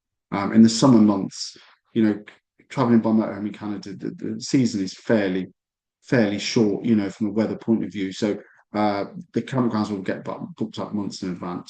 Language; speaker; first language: English; native; English